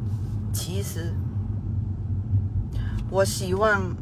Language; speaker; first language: Chinese; non-native, fluent; Burmese